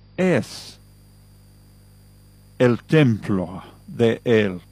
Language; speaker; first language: Spanish; non-native, fluent; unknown